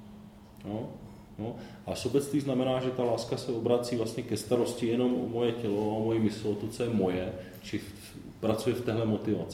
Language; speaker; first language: Czech; native; Czech